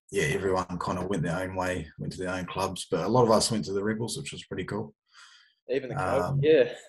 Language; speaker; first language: English; native; English